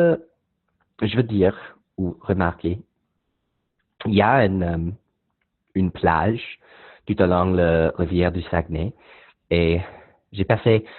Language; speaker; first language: French; non-native, learner; English